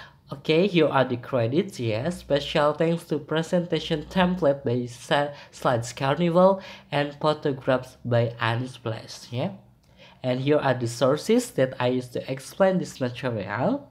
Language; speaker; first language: English; non-native, fluent; Indonesian